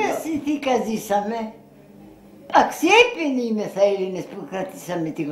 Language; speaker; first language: Greek; early bilingual, heritage; Greek